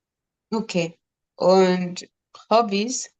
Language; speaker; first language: German; non-native, fluent; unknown